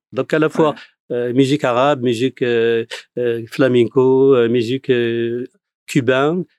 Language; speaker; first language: French; non-native, fluent; Arabic